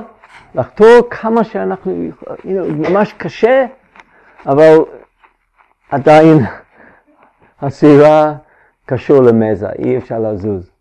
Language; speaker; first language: Hebrew; non-native, fluent; English